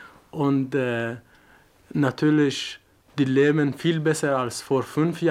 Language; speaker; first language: German; non-native, fluent; Persian